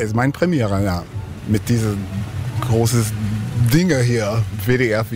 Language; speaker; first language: German; non-native, learner; English